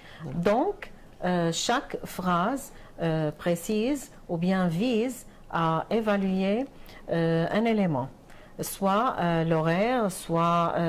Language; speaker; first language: French; non-native, fluent; Arabic